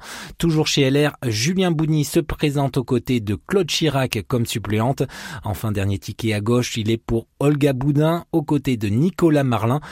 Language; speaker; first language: French; native; French